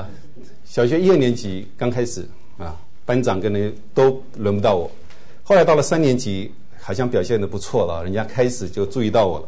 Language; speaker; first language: Chinese; native; Chinese